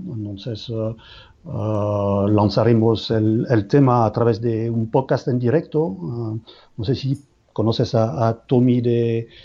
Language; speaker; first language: Spanish; non-native, fluent; French